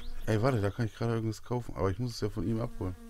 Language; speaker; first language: German; native; German